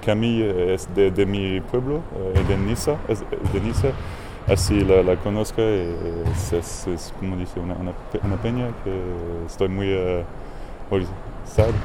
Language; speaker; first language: Spanish; non-native, fluent; French